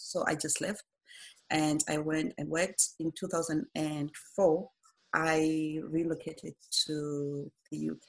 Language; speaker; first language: English; non-native, local second language; Shona